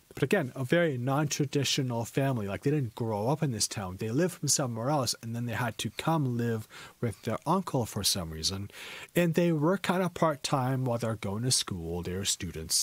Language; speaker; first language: English; native; English